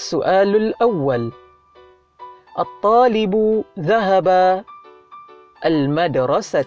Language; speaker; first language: Arabic; non-native, fluent; Malay